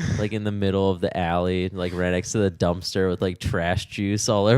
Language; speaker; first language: English; native; English